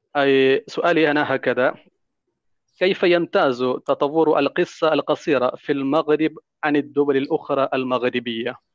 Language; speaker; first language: Arabic; non-native, fluent; Indonesian